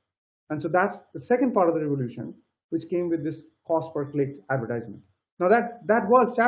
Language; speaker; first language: English; non-native, local second language; Bangla